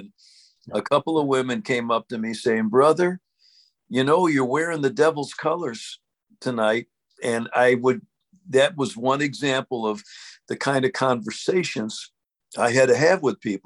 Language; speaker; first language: English; native; English